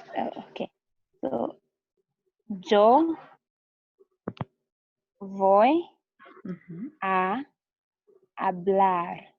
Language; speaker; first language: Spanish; non-native, learner; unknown